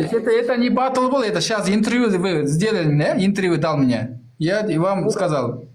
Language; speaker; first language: Russian; non-native, learner; Kyrgyz